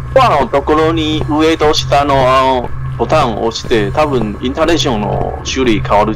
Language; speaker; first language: Japanese; non-native, learner; Chinese